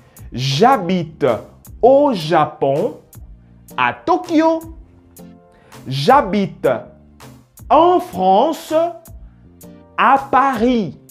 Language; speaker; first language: French; non-native, fluent; Portuguese